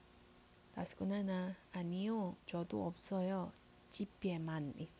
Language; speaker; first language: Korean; non-native, fluent; Iloko